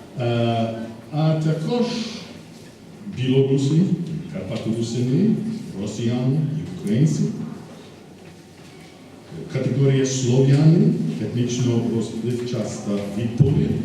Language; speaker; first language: Ukrainian; non-native, fluent; English